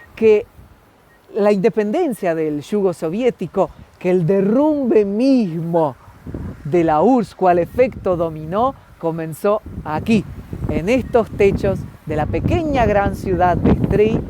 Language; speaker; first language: Spanish; non-native, fluent; Ukrainian